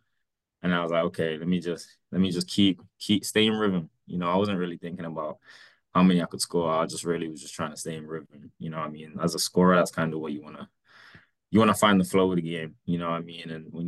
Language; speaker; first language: English; native; English